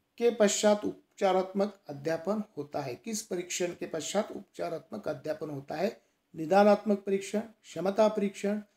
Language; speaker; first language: Hindi; non-native, local second language; Marathi